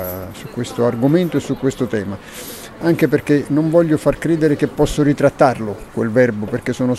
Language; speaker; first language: Italian; native; Italian